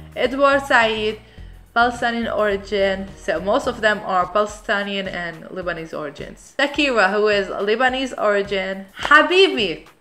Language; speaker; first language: English; non-native, fluent; Arabic